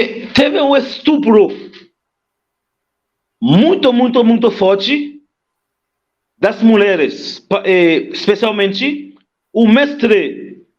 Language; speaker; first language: Portuguese; non-native, fluent; Haitian Creole